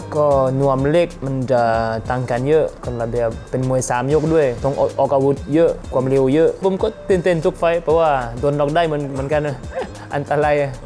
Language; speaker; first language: Thai; non-native, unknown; French